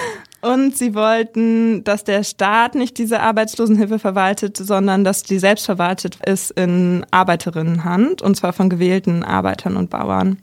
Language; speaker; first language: German; native; German